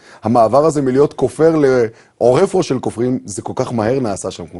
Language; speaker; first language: Hebrew; native; Hebrew